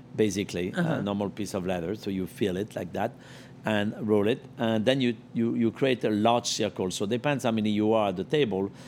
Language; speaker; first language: English; non-native, fluent; French